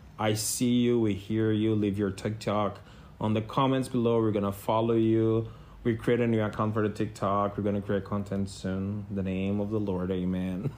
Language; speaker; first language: English; non-native, fluent; Portuguese